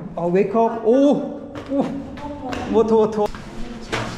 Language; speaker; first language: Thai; non-native, learner; Korean